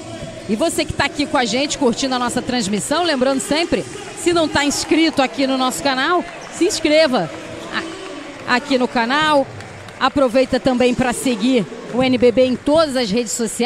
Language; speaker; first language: Portuguese; native; Portuguese